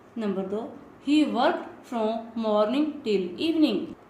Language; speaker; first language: English; non-native, local second language; Punjabi